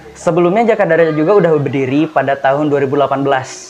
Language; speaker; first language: Indonesian; native; Indonesian